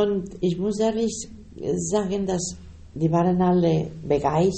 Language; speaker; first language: German; non-native, learner; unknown